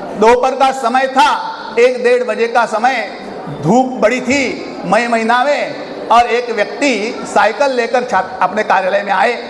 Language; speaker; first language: Hindi; non-native, local second language; Marathi